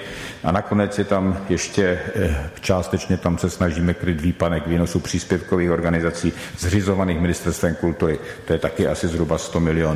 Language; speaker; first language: Czech; native; Czech